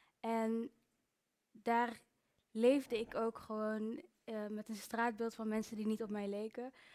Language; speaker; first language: Dutch; early bilingual, other home language; Kinyarwanda